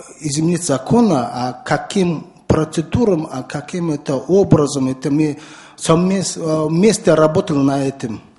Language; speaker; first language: Russian; non-native, learner; Mongolian